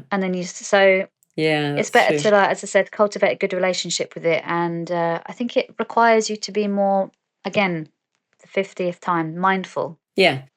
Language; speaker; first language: English; native; English